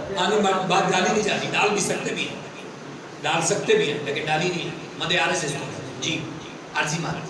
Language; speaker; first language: Urdu; non-native, local second language; Punjabi